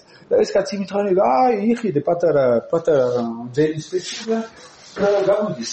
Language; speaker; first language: Georgian; non-native, learner; French